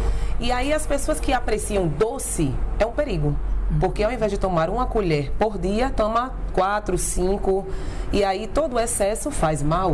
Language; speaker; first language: Portuguese; native; Portuguese